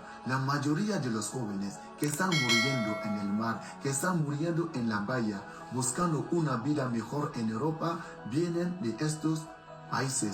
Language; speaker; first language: Spanish; non-native, fluent; French